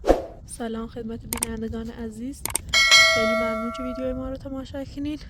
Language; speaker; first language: Persian; native; Persian